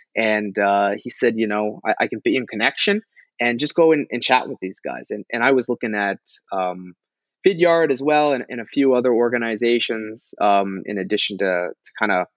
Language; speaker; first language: English; native; English